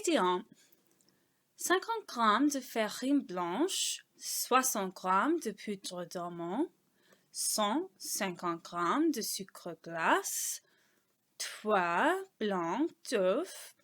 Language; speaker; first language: French; non-native, learner; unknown